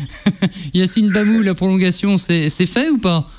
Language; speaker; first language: French; native; French